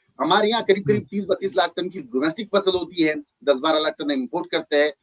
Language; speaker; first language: Hindi; native; Hindi